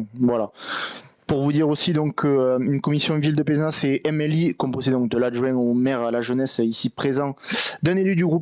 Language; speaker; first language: French; native; French